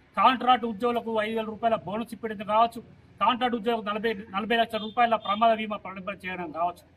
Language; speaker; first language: Telugu; native; Telugu